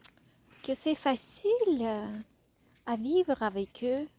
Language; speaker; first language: French; non-native, fluent; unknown